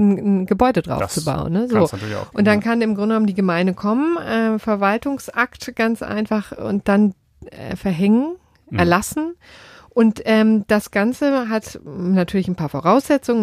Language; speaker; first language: German; native; German